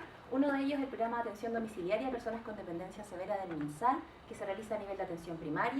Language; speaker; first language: Spanish; native; Spanish